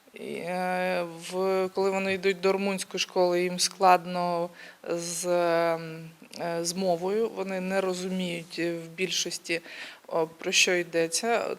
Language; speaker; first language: Ukrainian; native; Ukrainian